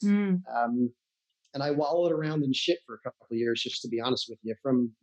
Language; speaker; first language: English; native; English